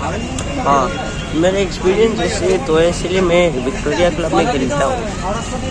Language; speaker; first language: Hindi; non-native, local second language; Bangla